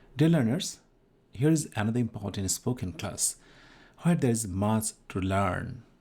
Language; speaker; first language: English; non-native, local second language; Bangla